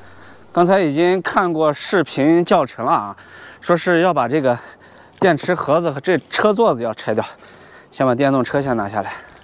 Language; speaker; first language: Chinese; native; Chinese